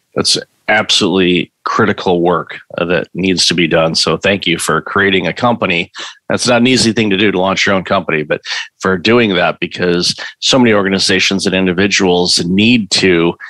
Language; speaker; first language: English; native; English